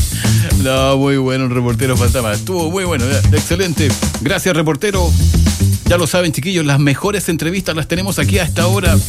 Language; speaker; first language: Spanish; native; Spanish